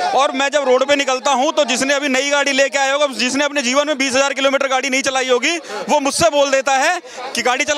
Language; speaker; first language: Hindi; native; Hindi